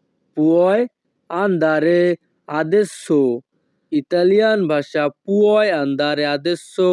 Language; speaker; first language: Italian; non-native, fluent; Bangla